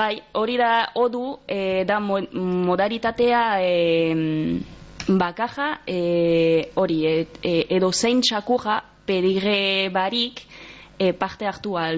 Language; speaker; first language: Basque; non-native, local second language; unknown